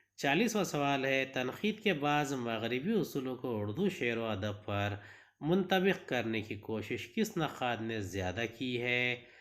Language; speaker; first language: Urdu; native; Urdu